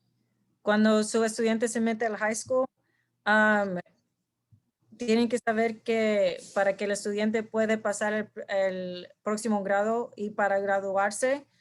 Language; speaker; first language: Spanish; early bilingual, heritage; Spanish